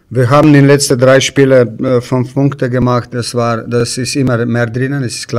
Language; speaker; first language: German; non-native, fluent; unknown